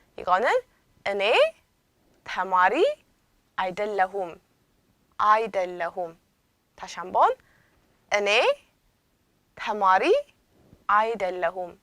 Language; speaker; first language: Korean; non-native, fluent; Amharic